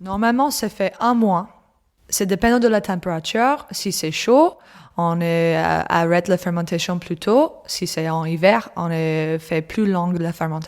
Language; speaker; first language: French; non-native, learner; English